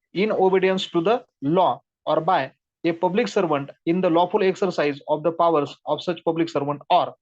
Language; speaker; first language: English; non-native, local second language; Marathi